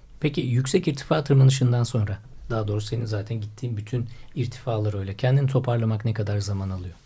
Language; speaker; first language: Turkish; native; Turkish